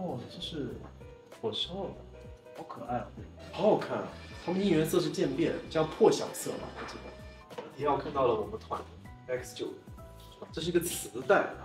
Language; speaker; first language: Chinese; native; Chinese